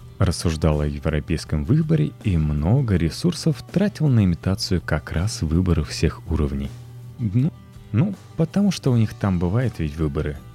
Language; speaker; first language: Russian; native; Russian